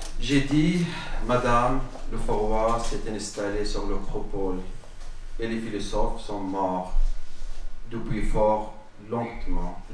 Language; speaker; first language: French; non-native, learner; Arabic